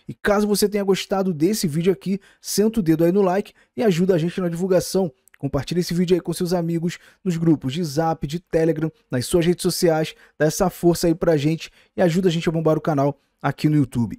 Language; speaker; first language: Portuguese; native; Portuguese